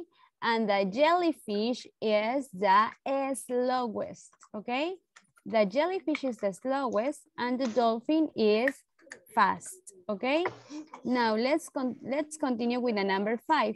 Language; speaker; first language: English; non-native, learner; Spanish